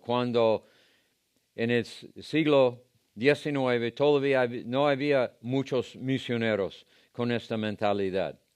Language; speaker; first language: Spanish; non-native, fluent; English